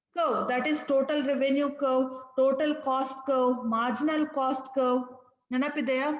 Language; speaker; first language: English; non-native, local second language; Kannada